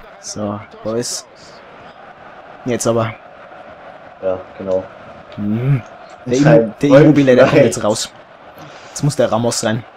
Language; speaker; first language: German; native; German